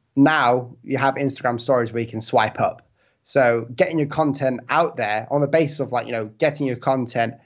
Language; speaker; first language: English; native; English